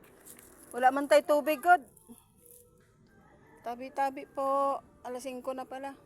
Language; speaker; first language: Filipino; non-native, local second language; Cebuano